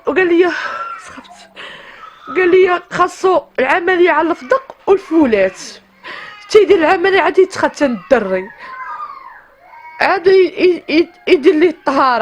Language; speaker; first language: Arabic; native; Arabic